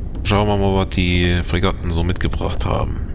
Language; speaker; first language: German; native; German